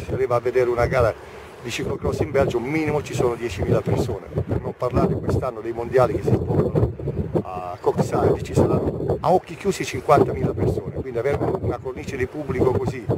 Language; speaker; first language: Italian; native; Italian